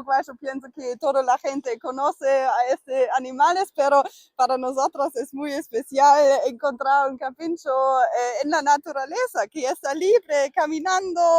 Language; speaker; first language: Spanish; non-native, fluent; German